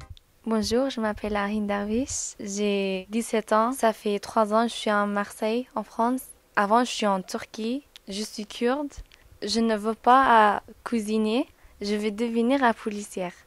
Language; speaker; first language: French; non-native, learner; Kurdish